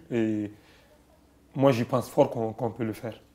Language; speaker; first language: French; non-native, local second language; Bambara